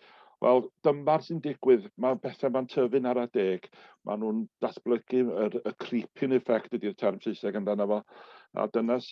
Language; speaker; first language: Welsh; native; Welsh